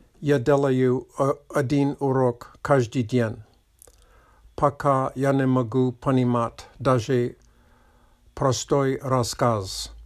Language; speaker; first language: Russian; non-native, learner; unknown